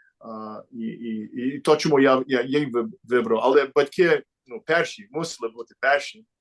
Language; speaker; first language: Ukrainian; early bilingual, heritage; Ukrainian